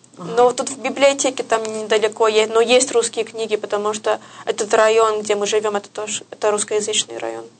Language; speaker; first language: Russian; early bilingual, heritage; Russian